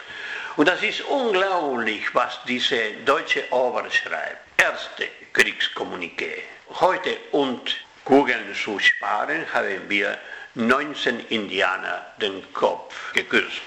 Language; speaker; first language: German; non-native, fluent; Spanish